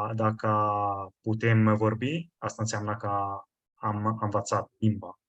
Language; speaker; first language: Romanian; non-native, fluent; Italian